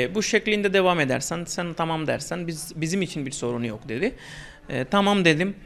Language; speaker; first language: Turkish; non-native, fluent; Bangla